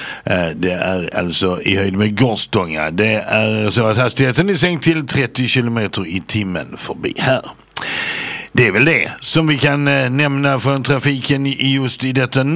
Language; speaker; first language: Swedish; native; Swedish